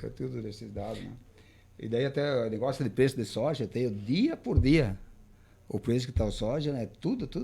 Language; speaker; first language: Portuguese; native; Portuguese